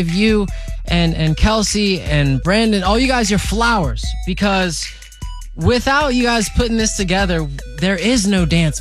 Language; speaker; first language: English; native; English